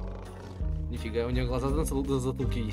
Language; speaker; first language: Russian; native; Russian